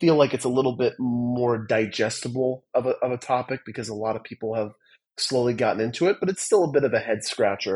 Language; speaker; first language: English; native; English